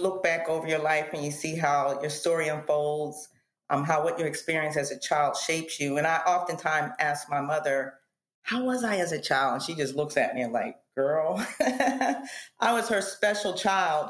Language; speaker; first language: English; native; English